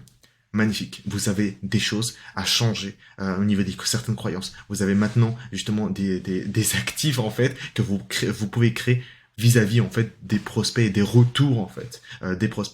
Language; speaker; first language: French; native; French